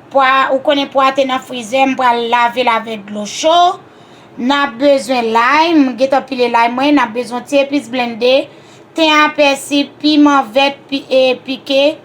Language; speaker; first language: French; non-native, learner; Haitian Creole